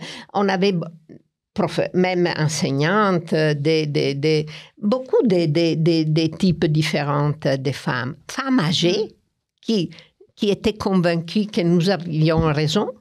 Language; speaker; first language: French; non-native, fluent; Italian